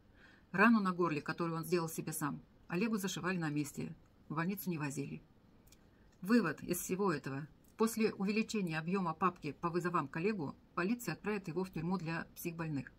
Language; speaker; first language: Russian; native; Russian